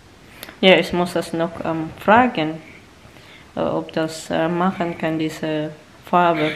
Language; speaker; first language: German; non-native, learner; Filipino